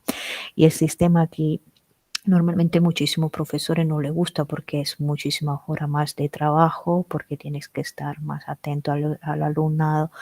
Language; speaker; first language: Spanish; non-native, fluent; Italian